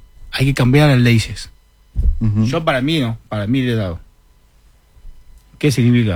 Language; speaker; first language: Spanish; non-native, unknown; Chinese